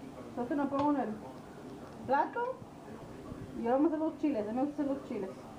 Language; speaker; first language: Spanish; native; Spanish